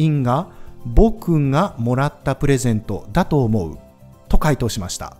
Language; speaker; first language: Japanese; native; Japanese